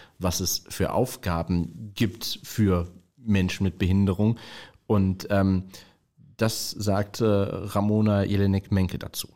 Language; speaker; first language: German; native; German